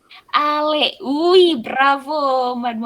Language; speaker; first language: French; non-native, fluent; Indonesian